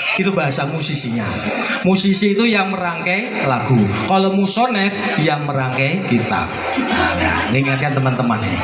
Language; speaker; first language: Indonesian; non-native, local second language; Javanese